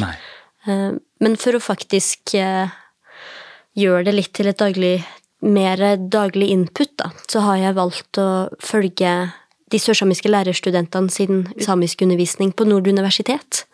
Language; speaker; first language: Norwegian; native; Norwegian